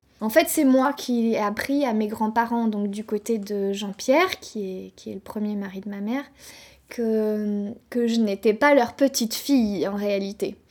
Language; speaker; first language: French; native; French